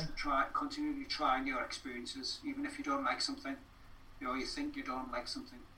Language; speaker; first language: English; native; English